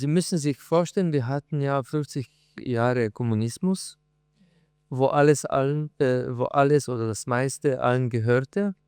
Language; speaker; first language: German; non-native, fluent; Slovenian